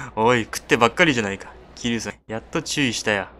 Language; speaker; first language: Japanese; non-native, fluent; Chinese